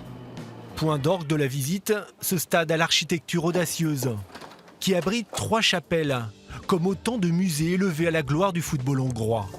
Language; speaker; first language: French; native; French